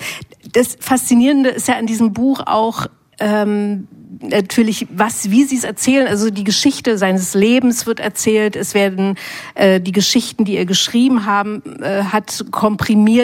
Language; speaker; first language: German; native; German